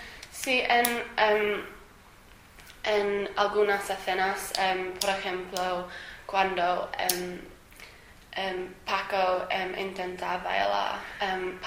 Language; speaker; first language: Spanish; non-native, learner; English